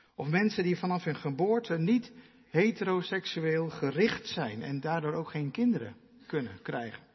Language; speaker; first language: Dutch; non-native, local second language; Western Frisian